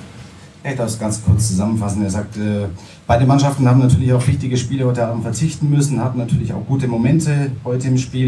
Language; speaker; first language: German; native; German